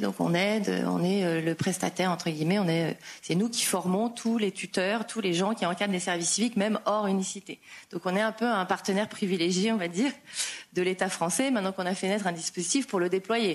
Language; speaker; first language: French; native; French